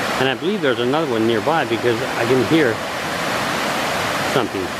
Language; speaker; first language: English; native; English